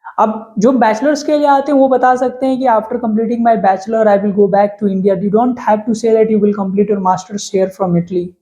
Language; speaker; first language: Hindi; native; Hindi